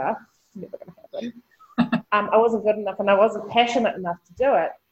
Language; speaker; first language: English; native; English